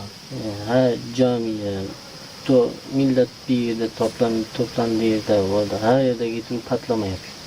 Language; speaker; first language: Turkish; non-native, learner; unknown